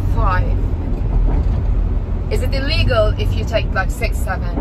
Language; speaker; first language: English; non-native, fluent; Turkish